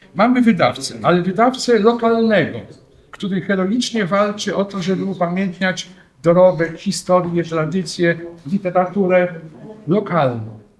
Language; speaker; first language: Polish; native; Polish